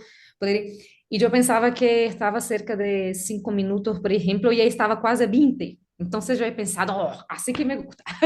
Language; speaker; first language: Spanish; non-native, learner; Portuguese